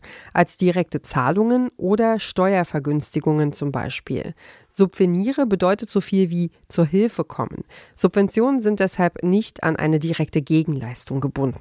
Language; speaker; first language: German; native; German